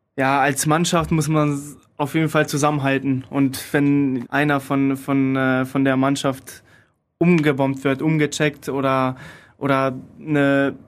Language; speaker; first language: German; early bilingual, other home language; Polish